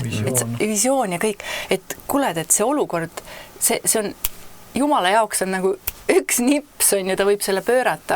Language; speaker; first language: Estonian; native; Estonian